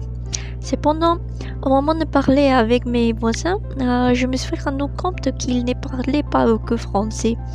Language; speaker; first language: French; non-native, learner; Spanish